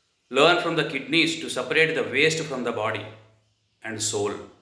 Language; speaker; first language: English; non-native, local second language; Telugu